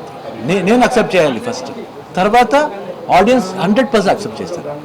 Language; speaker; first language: Telugu; non-native, learner; Kannada